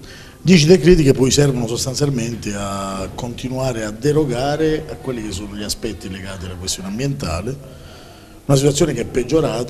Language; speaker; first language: Italian; native; Italian